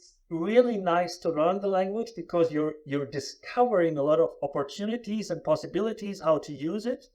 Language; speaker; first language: English; non-native, fluent; German